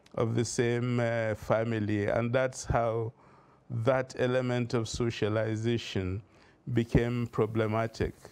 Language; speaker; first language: English; non-native, local second language; Hausa